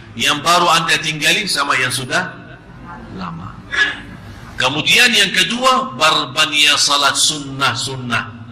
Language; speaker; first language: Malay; non-native, fluent; Arabic